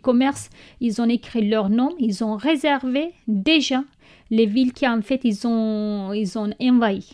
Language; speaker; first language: French; non-native, learner; Kurdish